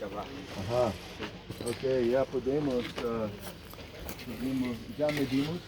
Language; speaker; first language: Portuguese; non-native, learner; English